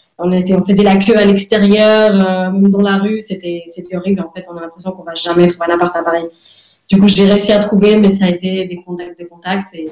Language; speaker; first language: French; non-native, fluent; English